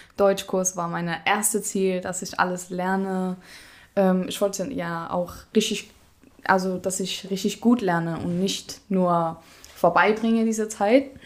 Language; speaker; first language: German; non-native, fluent; Central Kurdish